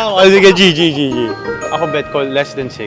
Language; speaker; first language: Filipino; native; Filipino